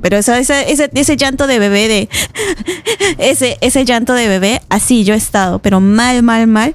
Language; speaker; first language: Spanish; native; Spanish